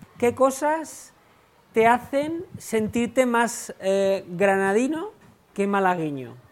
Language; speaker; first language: Spanish; native; Spanish